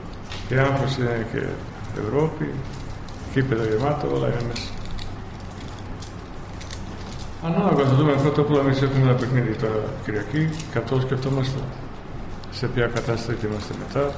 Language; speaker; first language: Greek; non-native, learner; Spanish